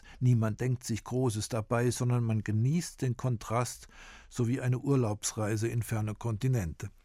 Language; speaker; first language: German; native; German